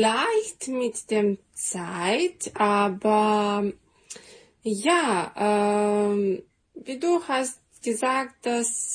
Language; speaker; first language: German; non-native, learner; Serbian